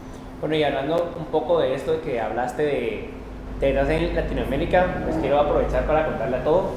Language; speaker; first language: Spanish; native; Spanish